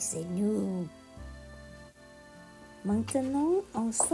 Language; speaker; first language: French; non-native, learner; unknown